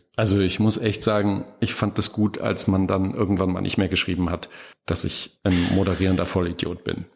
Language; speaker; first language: German; native; German